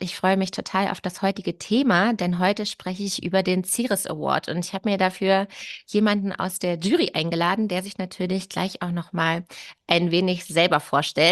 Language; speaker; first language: German; native; German